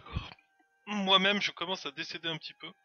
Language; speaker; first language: French; native; French